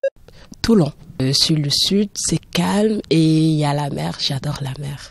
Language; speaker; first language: French; non-native, local second language; Wolof